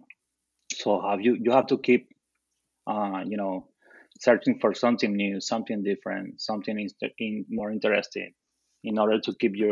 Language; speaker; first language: English; non-native, fluent; Spanish